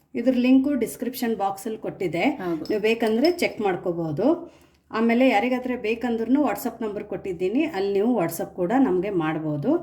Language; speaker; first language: Kannada; non-native, local second language; Marathi